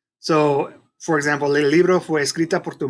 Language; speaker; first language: Spanish; non-native, fluent; English